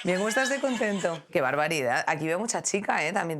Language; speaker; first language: Spanish; native; Spanish